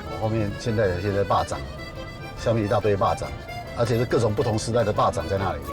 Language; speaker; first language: Chinese; native; Chinese